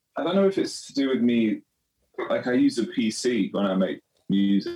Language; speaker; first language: English; native; English